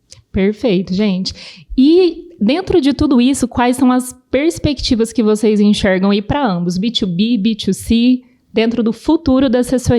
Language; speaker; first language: Portuguese; native; Portuguese